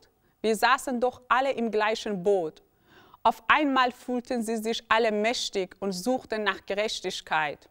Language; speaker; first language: German; early bilingual, other home language; Persian